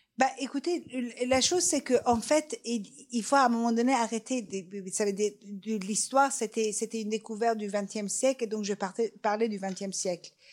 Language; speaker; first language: French; non-native, fluent; Persian